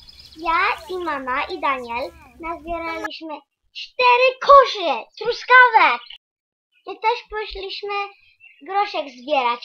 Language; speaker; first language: Polish; early bilingual, heritage; Polish